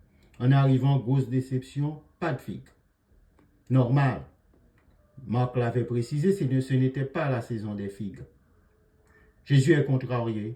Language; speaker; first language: French; native; French